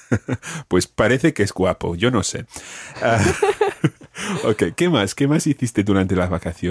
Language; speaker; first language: Spanish; non-native, fluent; English